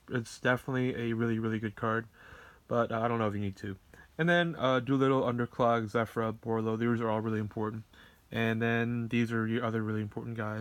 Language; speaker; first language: English; native; English